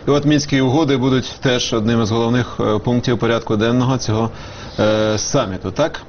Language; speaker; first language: Ukrainian; native; Ukrainian